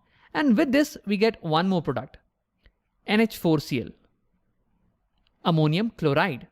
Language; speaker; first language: English; non-native, local second language; Hindi